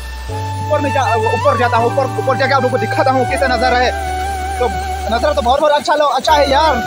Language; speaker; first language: Hindi; non-native, local second language; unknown